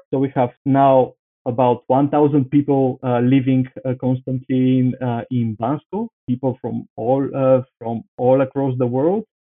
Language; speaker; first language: English; non-native, fluent; Bulgarian